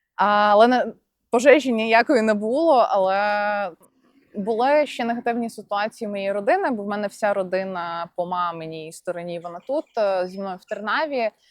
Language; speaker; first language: Ukrainian; non-native, local second language; Russian